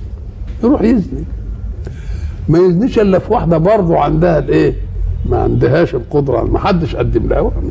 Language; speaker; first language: Arabic; native; Arabic